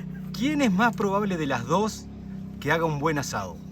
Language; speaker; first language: Spanish; native; Spanish